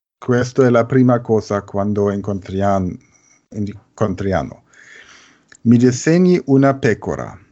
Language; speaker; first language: Italian; non-native, learner; German